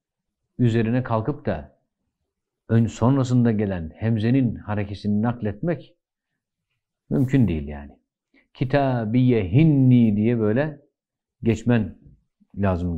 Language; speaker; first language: Turkish; native; Turkish